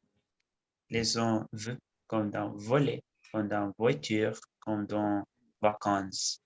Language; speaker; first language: French; non-native, learner; Spanish